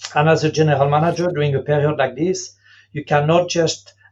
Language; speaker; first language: English; non-native, fluent; French